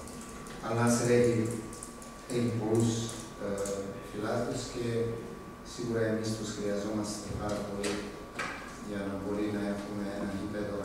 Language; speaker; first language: Greek; non-native, fluent; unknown